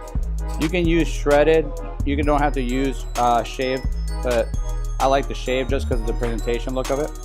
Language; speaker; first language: English; native; English